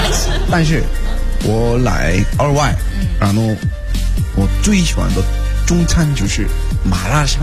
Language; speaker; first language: Chinese; non-native, learner; Korean